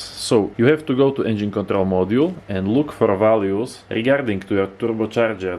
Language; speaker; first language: English; non-native, fluent; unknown